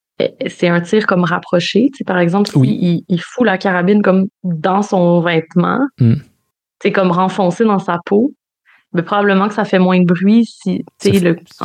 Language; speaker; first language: French; native; French